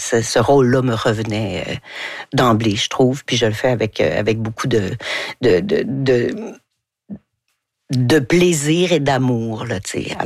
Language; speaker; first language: French; native; French